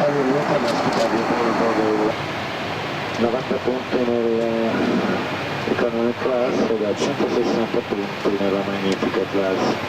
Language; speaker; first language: Italian; native; Italian